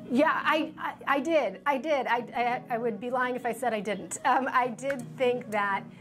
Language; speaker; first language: English; native; English